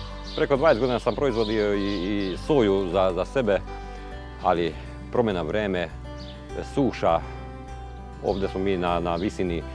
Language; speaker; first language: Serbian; non-native, local second language; Hungarian